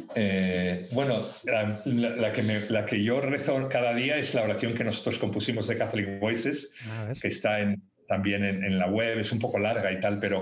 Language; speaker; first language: Spanish; native; Spanish